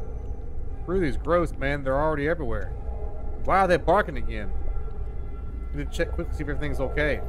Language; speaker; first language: English; native; English